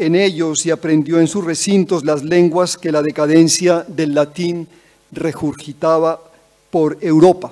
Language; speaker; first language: Spanish; native; Spanish